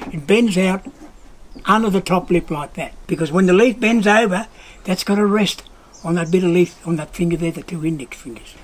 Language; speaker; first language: English; native; English